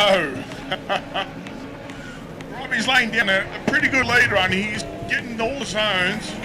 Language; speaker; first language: English; native; English